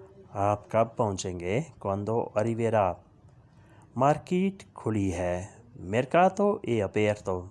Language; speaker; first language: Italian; non-native, fluent; Urdu